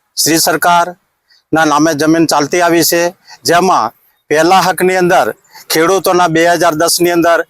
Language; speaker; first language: Gujarati; non-native, local second language; Bhili